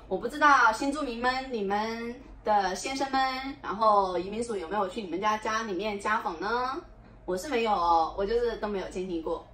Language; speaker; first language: Chinese; native; Chinese